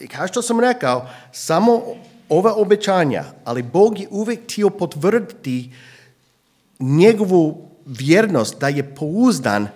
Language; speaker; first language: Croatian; non-native, fluent; English